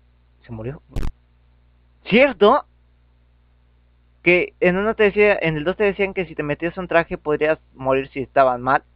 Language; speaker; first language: Spanish; native; Spanish